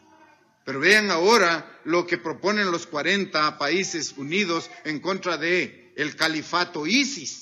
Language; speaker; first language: Spanish; native; Spanish